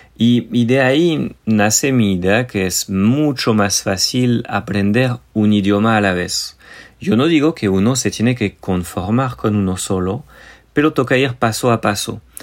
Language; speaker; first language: Spanish; non-native, fluent; French